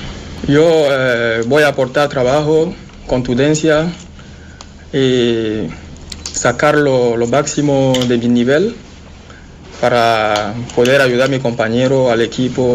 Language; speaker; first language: Spanish; non-native, fluent; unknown